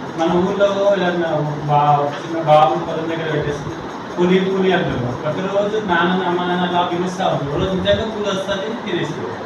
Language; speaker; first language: Telugu; native; Telugu